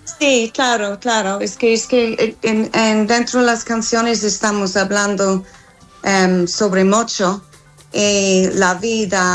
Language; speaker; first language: Spanish; non-native, fluent; English